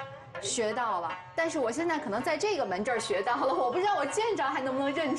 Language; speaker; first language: Chinese; native; Chinese